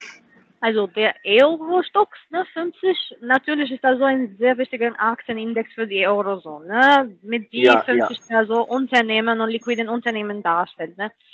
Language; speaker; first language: German; non-native, fluent; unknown